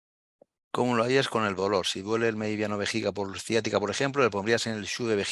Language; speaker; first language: Spanish; native; Spanish